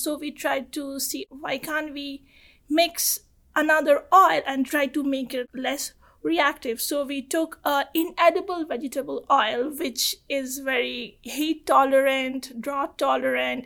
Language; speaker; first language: English; non-native, local second language; Bangla